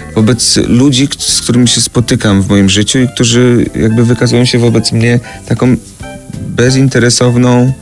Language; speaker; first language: Polish; native; Polish